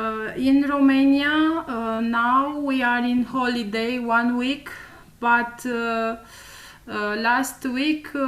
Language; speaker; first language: English; non-native, learner; Romanian